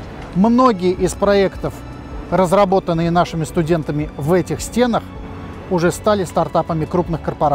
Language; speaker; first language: Russian; native; Russian